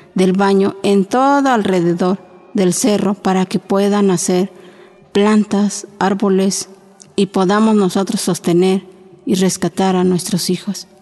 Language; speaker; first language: Spanish; non-native, local second language; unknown